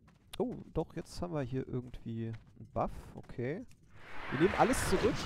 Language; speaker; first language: German; native; German